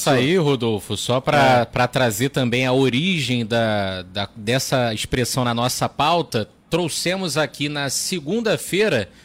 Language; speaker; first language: Portuguese; native; Portuguese